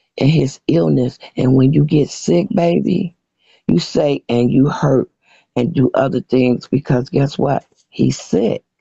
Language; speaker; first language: English; native; English